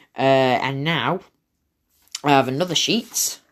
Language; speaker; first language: English; native; English